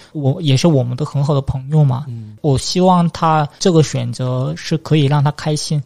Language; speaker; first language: Chinese; non-native, fluent; Korean